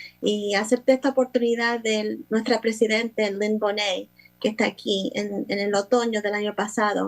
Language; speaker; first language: Spanish; early bilingual, other home language; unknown